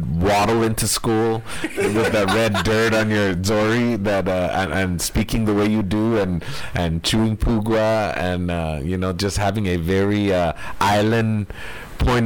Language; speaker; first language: English; early bilingual, other home language; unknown